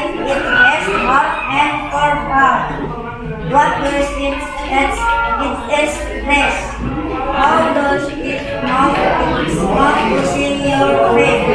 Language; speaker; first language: English; non-native, learner; Indonesian